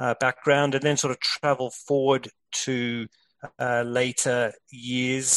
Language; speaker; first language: English; native; English